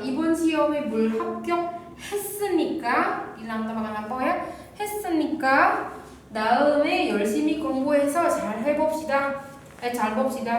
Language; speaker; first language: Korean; non-native, fluent; Indonesian